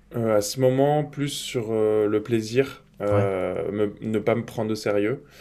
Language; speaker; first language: French; native; French